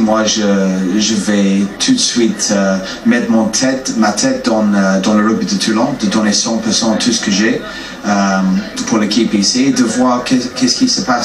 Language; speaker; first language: French; non-native, fluent; English